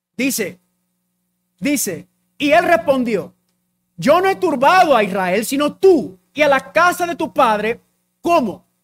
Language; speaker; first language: Spanish; early bilingual, heritage; English